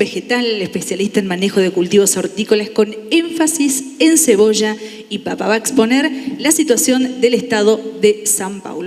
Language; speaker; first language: Spanish; native; Spanish